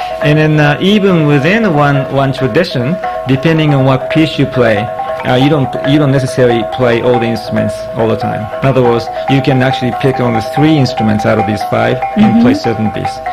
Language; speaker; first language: English; non-native, fluent; Japanese